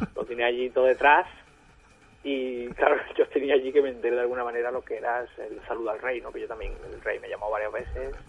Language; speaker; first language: Spanish; non-native, fluent; German